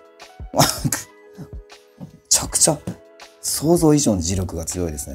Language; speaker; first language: Japanese; native; Japanese